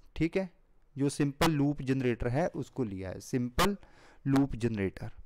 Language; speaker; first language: Hindi; non-native, local second language; Punjabi